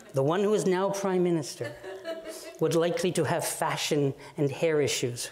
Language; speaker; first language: English; native; English